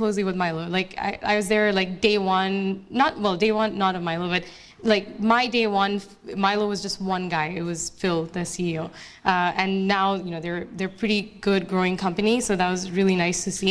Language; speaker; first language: English; non-native, local second language; Bangla